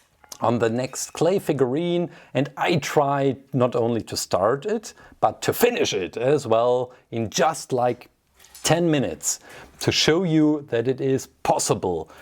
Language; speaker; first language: English; non-native, fluent; German